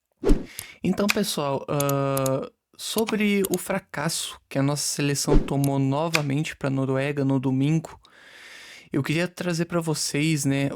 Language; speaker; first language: Portuguese; native; Portuguese